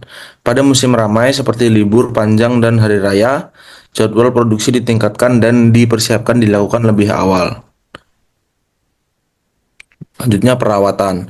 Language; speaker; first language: Indonesian; native; Indonesian